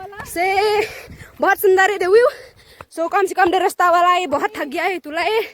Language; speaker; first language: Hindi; non-native, learner; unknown